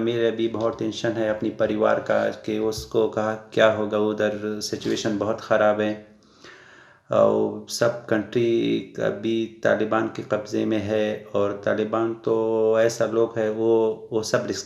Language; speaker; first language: Hindi; non-native, learner; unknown